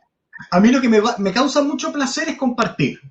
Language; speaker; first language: Spanish; native; Spanish